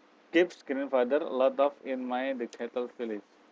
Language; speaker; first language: English; non-native, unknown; Indonesian